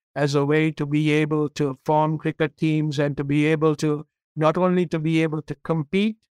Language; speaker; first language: English; non-native, local second language; Tamil